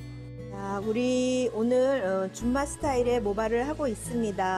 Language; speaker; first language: Korean; native; Korean